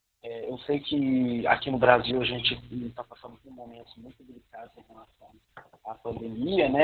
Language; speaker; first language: Portuguese; native; Portuguese